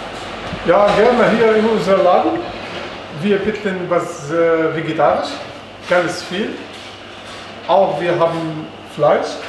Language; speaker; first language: German; non-native, learner; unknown